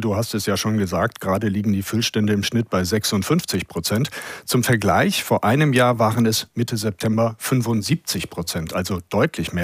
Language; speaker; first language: German; native; German